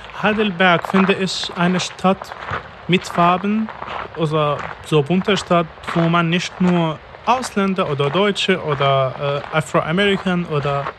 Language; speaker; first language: German; non-native, fluent; Arabic